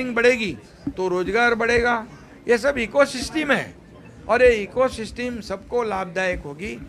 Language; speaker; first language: Hindi; non-native, local second language; Marathi